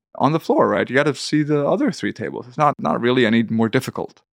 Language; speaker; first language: English; non-native, fluent; Swedish